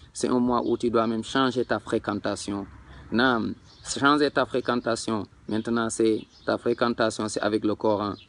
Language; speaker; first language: French; non-native, local second language; Wolof